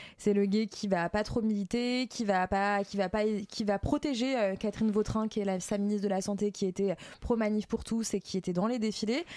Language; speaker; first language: French; native; French